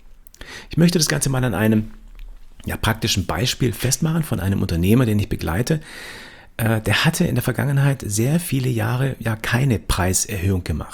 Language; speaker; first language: German; native; German